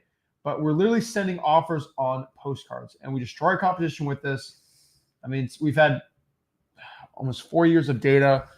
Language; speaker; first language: English; native; English